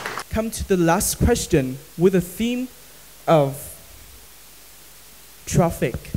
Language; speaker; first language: English; non-native, fluent; Vietnamese